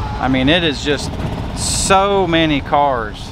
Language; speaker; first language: English; native; English